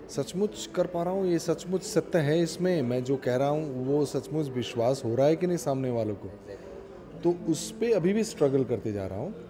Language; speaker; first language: Hindi; non-native, local second language; Assamese